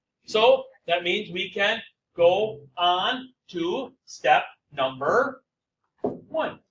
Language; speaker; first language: English; native; English